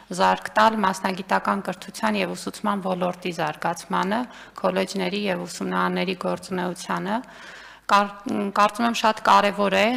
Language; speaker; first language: Armenian; native; Armenian